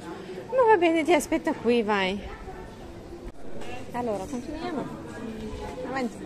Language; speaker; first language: Italian; non-native, learner; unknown